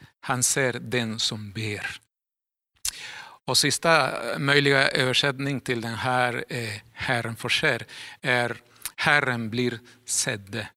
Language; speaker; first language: Swedish; non-native, fluent; Spanish